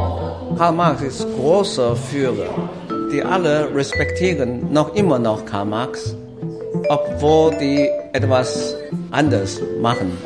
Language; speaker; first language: German; non-native, learner; Chinese